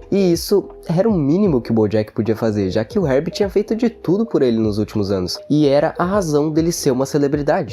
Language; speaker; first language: Portuguese; native; Portuguese